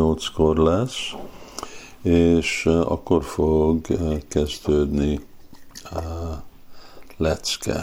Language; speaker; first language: Hungarian; early bilingual, heritage; Hungarian